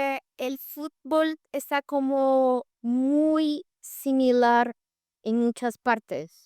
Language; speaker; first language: Spanish; non-native, fluent; Portuguese